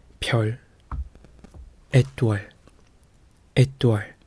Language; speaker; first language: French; non-native, learner; Korean